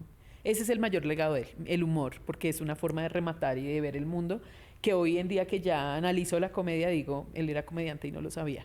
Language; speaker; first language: Spanish; native; Spanish